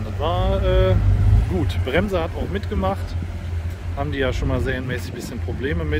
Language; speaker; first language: German; native; German